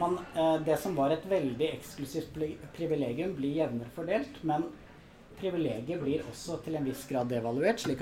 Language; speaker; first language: Norwegian; native; Norwegian